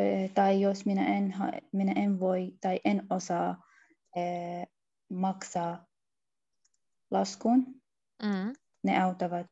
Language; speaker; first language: Finnish; non-native, learner; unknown